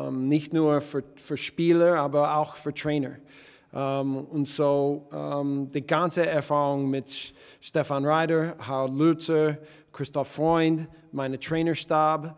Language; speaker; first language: German; non-native, fluent; English